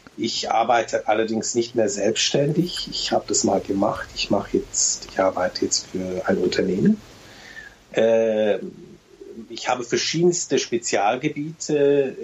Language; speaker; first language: German; early bilingual, other home language; Turkish